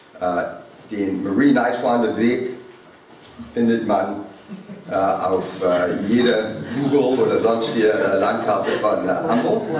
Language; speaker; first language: German; non-native, fluent; English